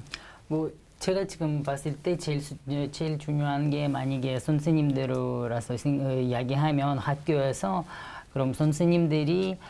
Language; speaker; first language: Korean; non-native, learner; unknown